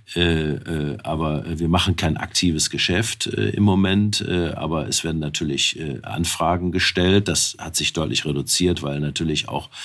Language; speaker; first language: German; native; German